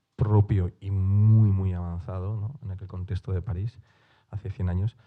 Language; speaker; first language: Spanish; non-native, local second language; Basque